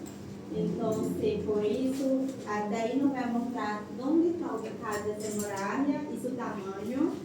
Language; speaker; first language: Portuguese; non-native, learner; Spanish